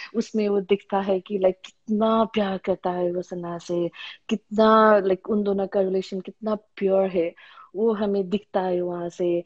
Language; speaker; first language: Hindi; non-native, local second language; Nepali